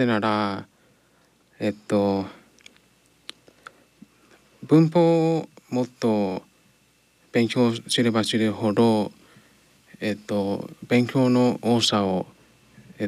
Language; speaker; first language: Japanese; non-native, learner; English